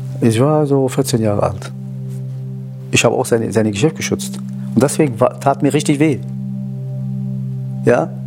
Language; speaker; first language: German; non-native, fluent; Kurdish